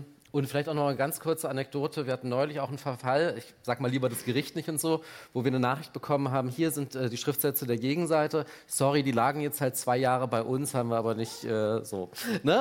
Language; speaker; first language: German; native; German